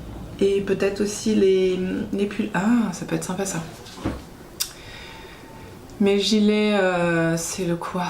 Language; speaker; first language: French; native; French